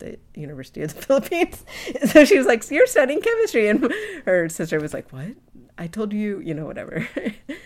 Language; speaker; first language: English; native; English